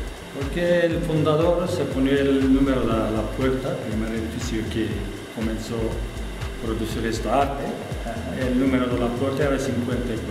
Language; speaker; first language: Spanish; non-native, learner; Turkish